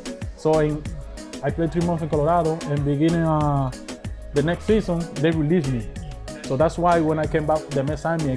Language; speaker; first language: English; non-native, fluent; Spanish